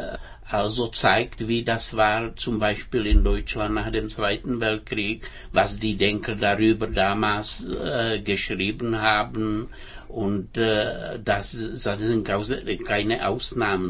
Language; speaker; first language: German; non-native, fluent; Czech